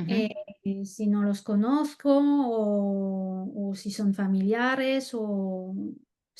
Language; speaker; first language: Spanish; non-native, fluent; French